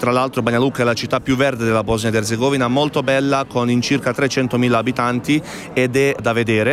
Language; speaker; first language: Italian; non-native, fluent; Bosnian